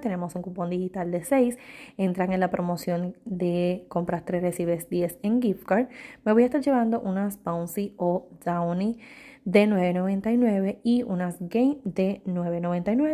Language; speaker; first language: Spanish; native; Spanish